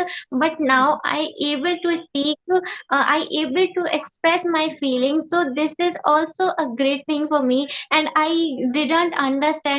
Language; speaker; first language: English; non-native, learner; Hindi